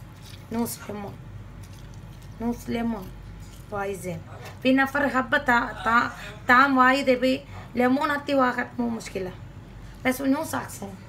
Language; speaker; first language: Arabic; non-native, learner; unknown